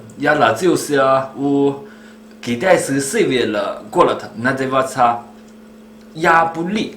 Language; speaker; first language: Russian; non-native, learner; Chinese